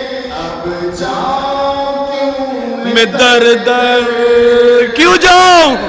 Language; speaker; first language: Urdu; native; Urdu